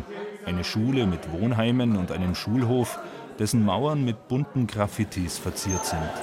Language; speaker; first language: German; native; German